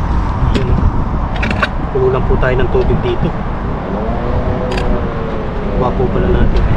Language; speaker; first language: Filipino; native; Filipino